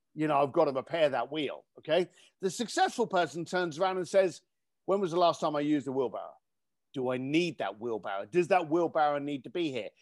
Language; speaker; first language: English; native; English